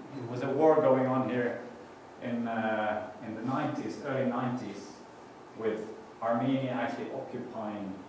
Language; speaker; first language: English; non-native, fluent; Norwegian